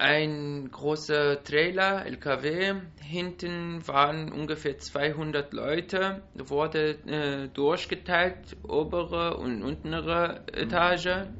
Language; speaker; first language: German; non-native, learner; Persian